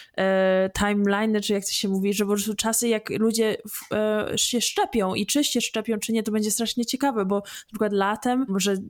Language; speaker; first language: Polish; early bilingual, heritage; English